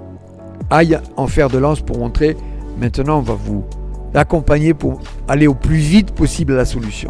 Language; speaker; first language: French; native; French